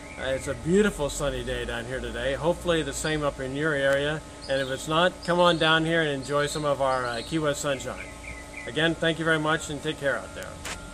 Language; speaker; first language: English; native; English